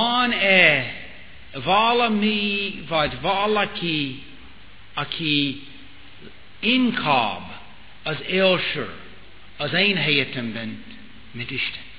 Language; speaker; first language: Hungarian; non-native, fluent; English